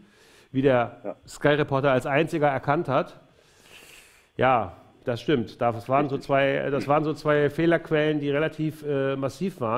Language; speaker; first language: German; native; German